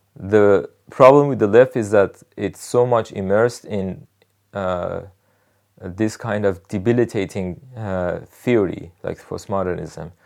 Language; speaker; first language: English; non-native, fluent; Persian